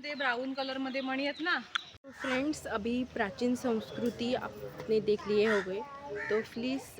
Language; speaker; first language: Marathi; non-native, local second language; Hindi